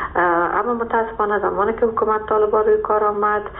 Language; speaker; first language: Persian; native; Persian